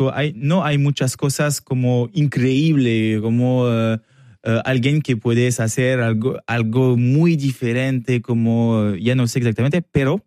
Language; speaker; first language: Spanish; non-native, learner; French